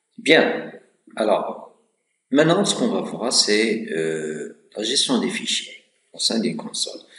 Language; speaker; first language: French; non-native, local second language; Arabic